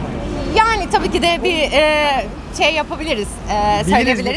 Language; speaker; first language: Turkish; native; Turkish